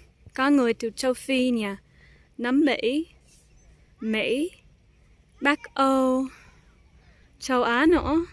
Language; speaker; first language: Vietnamese; non-native, fluent; English